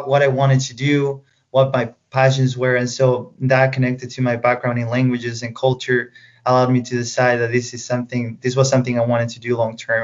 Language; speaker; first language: English; non-native, fluent; Spanish